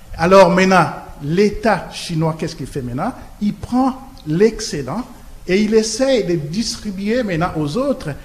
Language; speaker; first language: French; non-native, local second language; Lingala